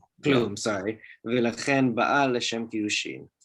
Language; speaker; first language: Hebrew; non-native, fluent; English